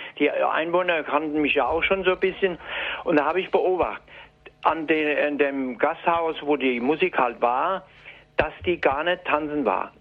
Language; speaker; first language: German; native; German